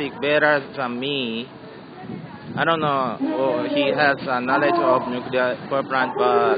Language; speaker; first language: English; non-native, learner; Japanese